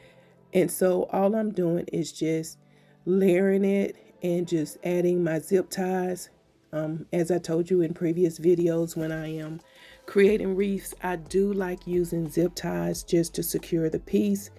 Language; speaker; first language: English; native; English